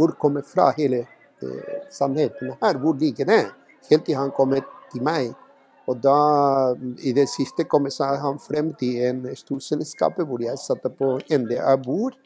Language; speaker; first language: Norwegian; non-native, fluent; Spanish